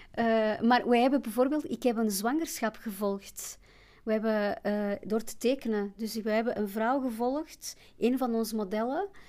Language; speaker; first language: Dutch; non-native, fluent; Portuguese